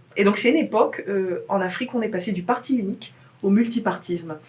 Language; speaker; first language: French; native; French